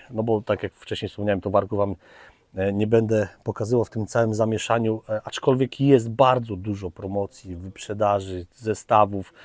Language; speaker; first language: Polish; native; Polish